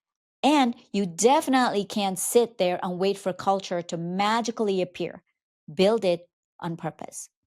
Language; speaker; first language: English; native; English